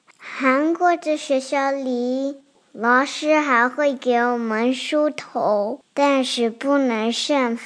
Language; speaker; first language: Chinese; early bilingual, heritage; Chinese